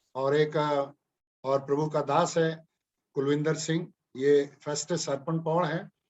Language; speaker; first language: Hindi; non-native, local second language; Punjabi